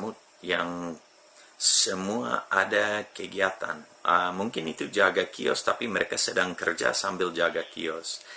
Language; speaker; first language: Indonesian; non-native, fluent; English